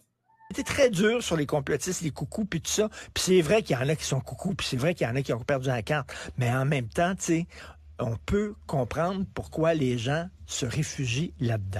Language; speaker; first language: French; native; French